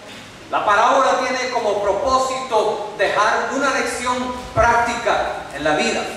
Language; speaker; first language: Spanish; native; Spanish